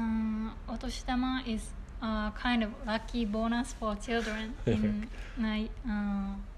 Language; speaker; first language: English; non-native, learner; Japanese